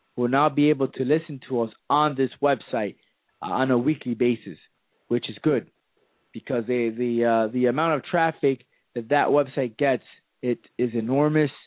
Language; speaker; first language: English; early bilingual, other home language; Spanish